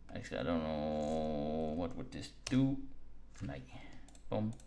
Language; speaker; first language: English; non-native, fluent; Danish